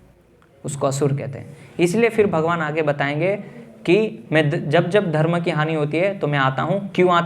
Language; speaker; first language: Hindi; native; Hindi